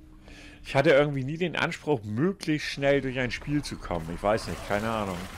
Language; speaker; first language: German; native; German